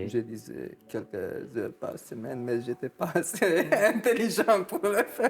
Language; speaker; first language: French; non-native, fluent; Romanian